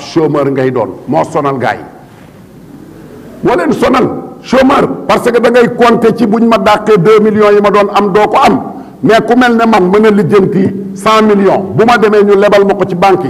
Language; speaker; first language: Wolof; native; Wolof